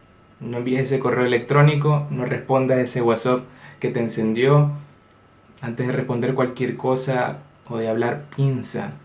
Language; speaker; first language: Spanish; native; Spanish